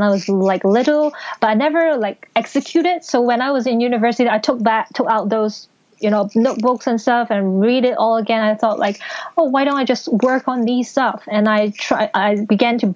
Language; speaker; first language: English; non-native, local second language; Cantonese